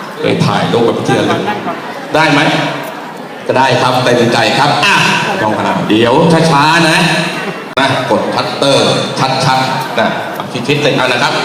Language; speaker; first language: Thai; native; Thai